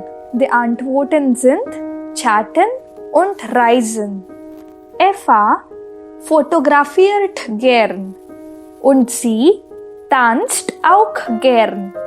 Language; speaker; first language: German; non-native, fluent; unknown